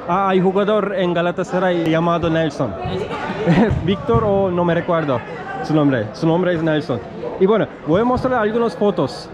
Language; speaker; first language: Spanish; non-native, learner; Turkish